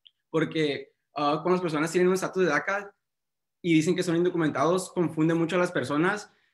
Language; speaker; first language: Spanish; early bilingual, heritage; Spanish